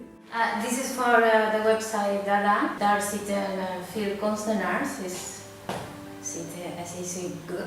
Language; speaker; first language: Dutch; non-native, learner; Spanish